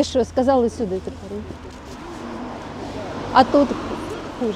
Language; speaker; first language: Russian; native; Russian